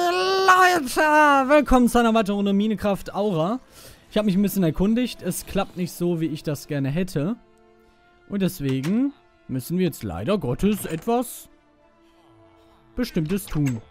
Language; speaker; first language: German; native; German